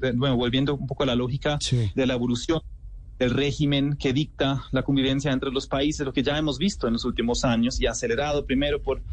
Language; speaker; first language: Spanish; non-native, fluent; German